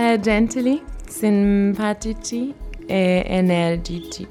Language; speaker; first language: Italian; non-native, learner; German